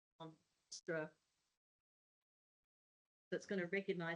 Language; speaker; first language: English; native; English